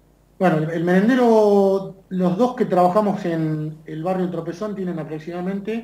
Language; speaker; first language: Spanish; native; Spanish